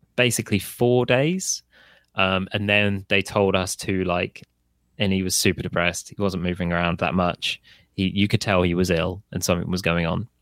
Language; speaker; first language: English; native; English